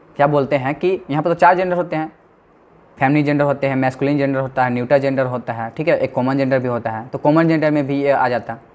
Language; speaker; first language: Hindi; native; Hindi